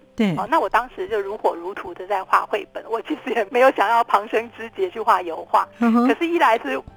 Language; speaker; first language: Chinese; native; Chinese